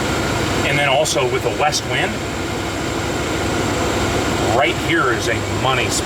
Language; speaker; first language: English; native; English